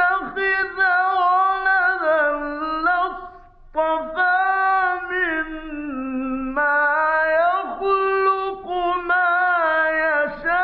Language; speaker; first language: Arabic; native; Arabic